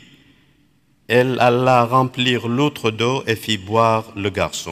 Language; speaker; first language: French; non-native, local second language; Arabic